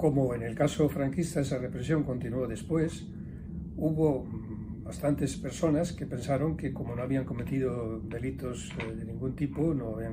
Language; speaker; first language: Spanish; native; Spanish